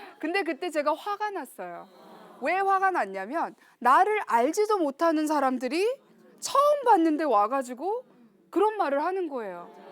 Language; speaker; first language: Korean; early bilingual, heritage; Korean